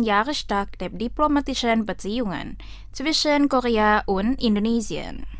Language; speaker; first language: German; non-native, fluent; Indonesian